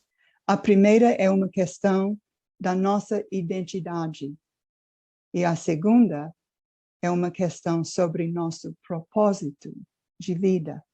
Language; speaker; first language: Portuguese; non-native, fluent; English